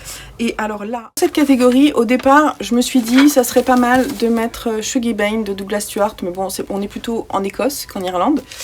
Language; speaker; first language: French; native; French